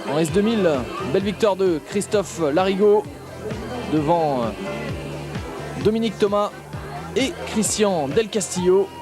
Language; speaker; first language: French; native; French